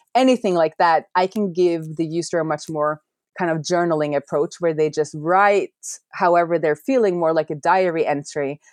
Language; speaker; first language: English; non-native, fluent; Norwegian